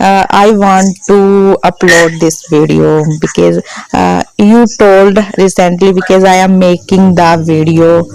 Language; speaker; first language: English; non-native, learner; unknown